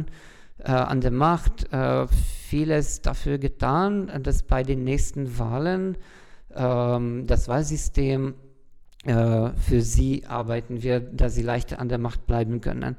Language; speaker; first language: German; non-native, fluent; Hungarian